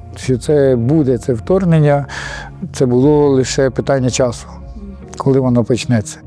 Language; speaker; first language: Ukrainian; native; Ukrainian